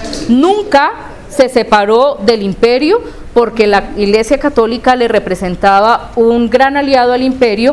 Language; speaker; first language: Spanish; native; Spanish